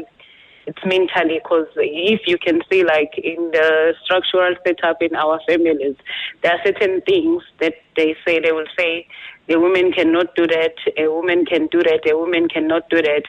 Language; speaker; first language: English; non-native, local second language; Zulu